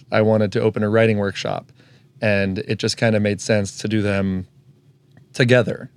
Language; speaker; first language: English; native; English